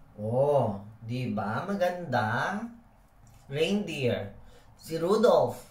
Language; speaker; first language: Filipino; native; Filipino